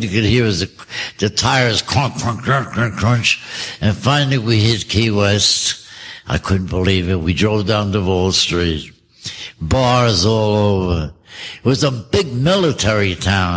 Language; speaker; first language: English; native; English